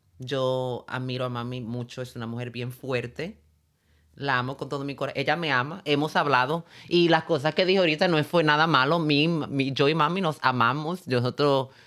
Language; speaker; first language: Spanish; native; Spanish